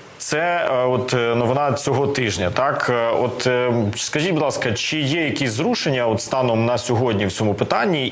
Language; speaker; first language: Ukrainian; native; Ukrainian